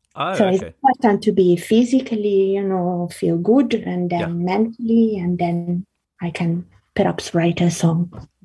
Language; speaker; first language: English; early bilingual, other home language; Italian